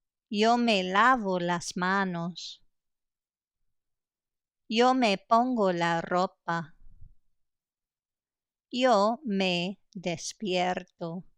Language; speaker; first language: Spanish; non-native, fluent; English